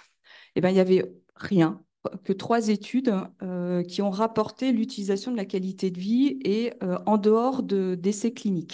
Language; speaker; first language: French; native; French